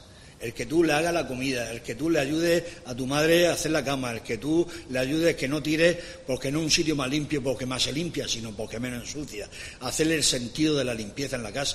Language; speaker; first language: Spanish; native; Spanish